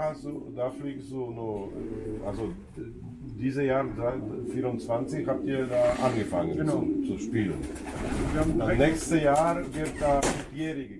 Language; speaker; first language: German; non-native, fluent; Polish